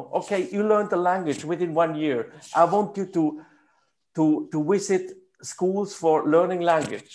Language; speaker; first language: English; non-native, fluent; German